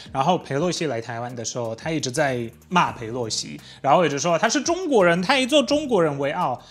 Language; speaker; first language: Chinese; non-native, fluent; Polish